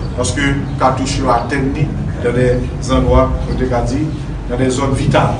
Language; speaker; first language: French; non-native, local second language; Haitian Creole